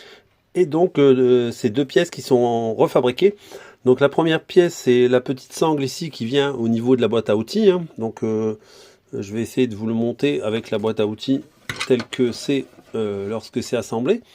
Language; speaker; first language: French; native; French